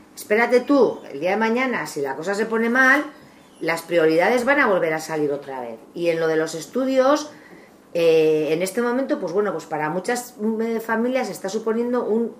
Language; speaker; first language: Spanish; non-native, local second language; Basque